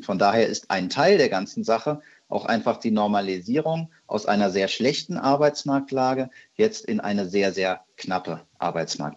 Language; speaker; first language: German; native; German